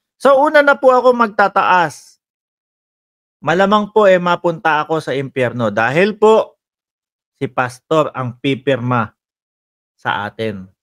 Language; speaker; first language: Filipino; native; Filipino